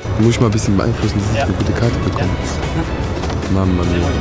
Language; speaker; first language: German; non-native, learner; Spanish